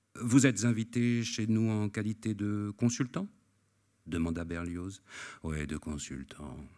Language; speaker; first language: French; native; French